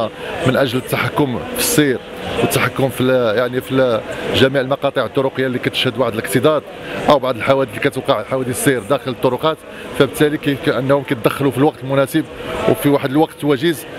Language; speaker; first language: Arabic; native; Arabic